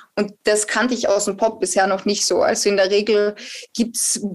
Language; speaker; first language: German; native; German